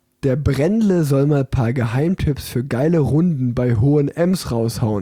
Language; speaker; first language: German; native; German